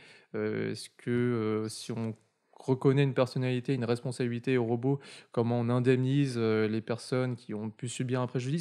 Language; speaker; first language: French; native; French